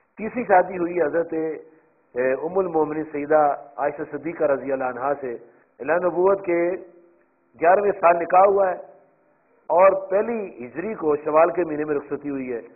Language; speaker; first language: Urdu; non-native, local second language; Punjabi